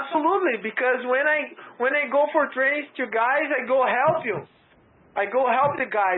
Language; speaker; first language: English; non-native, learner; Portuguese